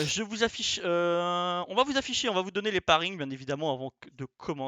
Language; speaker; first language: French; native; French